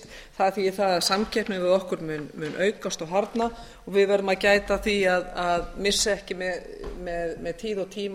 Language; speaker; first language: Icelandic; native; Icelandic